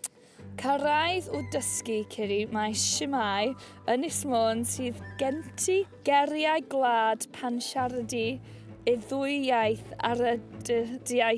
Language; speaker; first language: Welsh; non-native, learner; English